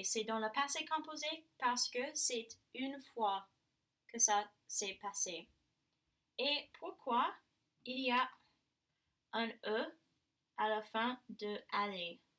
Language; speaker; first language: French; non-native, fluent; English